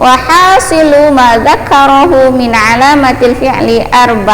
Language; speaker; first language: Arabic; non-native, fluent; Indonesian